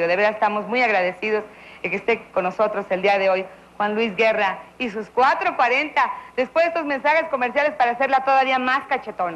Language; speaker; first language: Spanish; native; Spanish